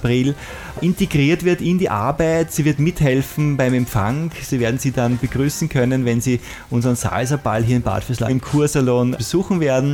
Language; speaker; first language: German; native; German